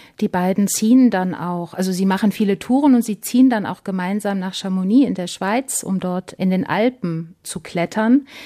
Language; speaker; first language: German; native; German